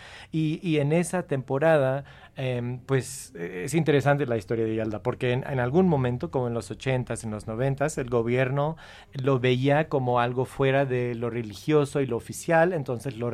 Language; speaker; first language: Spanish; early bilingual, heritage; Spanish